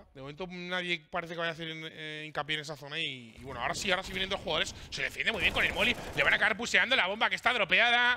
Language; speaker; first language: Spanish; native; Spanish